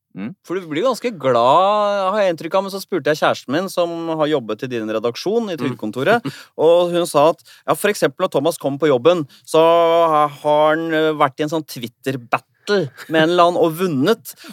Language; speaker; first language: Norwegian; early bilingual, other home language; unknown